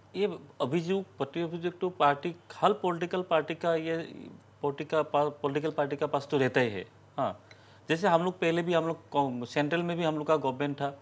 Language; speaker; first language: Hindi; non-native, local second language; Assamese